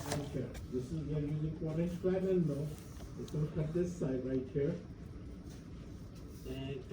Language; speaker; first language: English; non-native, fluent; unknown